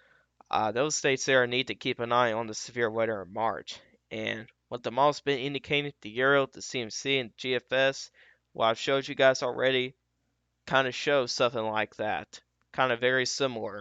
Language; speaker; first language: English; native; English